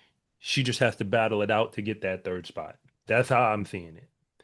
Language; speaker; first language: English; native; English